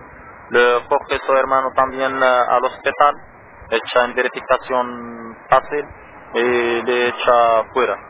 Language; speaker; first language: Spanish; non-native, learner; Arabic